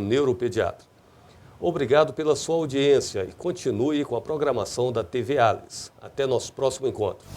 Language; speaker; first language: Portuguese; native; Portuguese